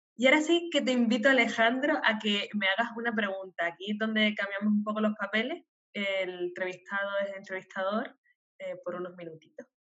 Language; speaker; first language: Spanish; native; Spanish